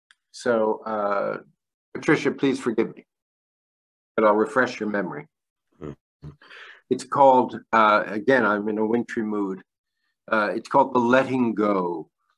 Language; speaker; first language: English; native; English